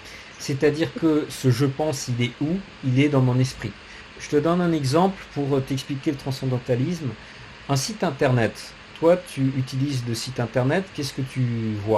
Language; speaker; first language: French; native; French